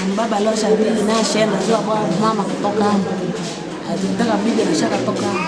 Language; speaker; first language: Swahili; non-native, local second language; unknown